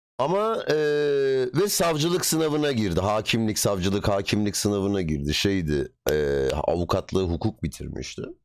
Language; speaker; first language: Turkish; native; Turkish